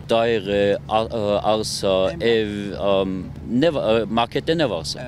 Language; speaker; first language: Turkish; non-native, learner; German